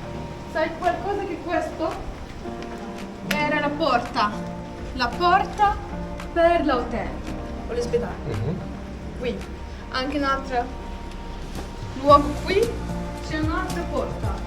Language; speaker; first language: Italian; non-native, learner; Arabic